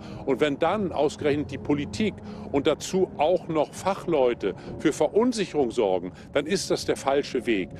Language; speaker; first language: German; native; German